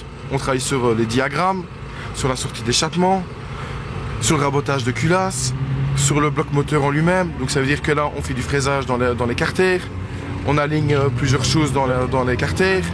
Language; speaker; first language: French; native; French